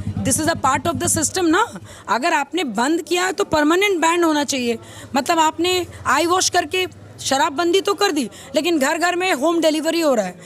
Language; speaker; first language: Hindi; native; Hindi